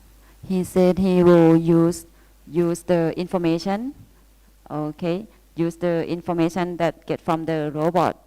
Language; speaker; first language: English; non-native, learner; Thai